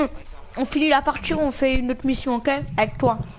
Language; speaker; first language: French; native; French